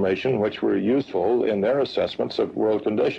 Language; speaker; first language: English; native; English